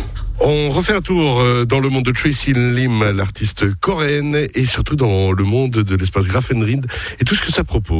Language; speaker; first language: French; native; French